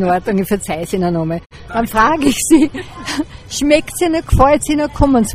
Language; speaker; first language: German; native; German